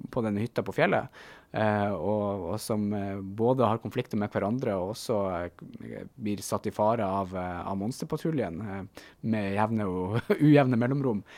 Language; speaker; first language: Norwegian; native; Norwegian